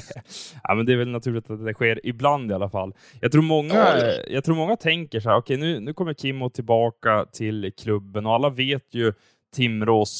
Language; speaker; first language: Swedish; native; Swedish